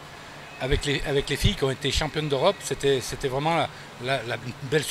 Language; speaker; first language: French; native; French